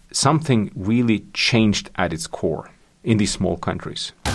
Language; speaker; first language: English; non-native, fluent; Swedish